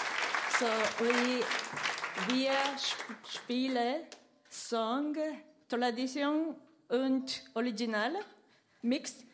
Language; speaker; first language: German; non-native, learner; Japanese